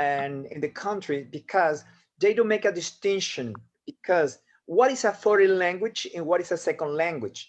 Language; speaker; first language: English; non-native, fluent; Spanish